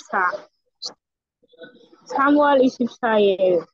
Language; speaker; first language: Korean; non-native, learner; English